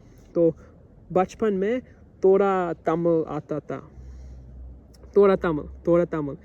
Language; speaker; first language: Hindi; non-native, learner; English